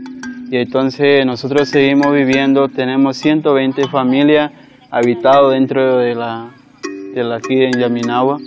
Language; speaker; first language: Spanish; non-native, local second language; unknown